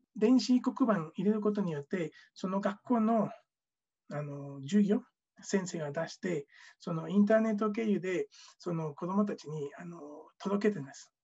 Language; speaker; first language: Japanese; non-native, fluent; Spanish